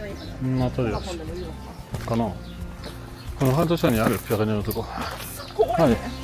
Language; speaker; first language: Japanese; non-native, learner; French